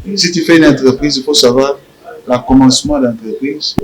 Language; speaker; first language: French; non-native, local second language; Rundi